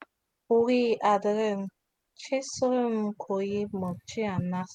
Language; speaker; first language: Korean; non-native, learner; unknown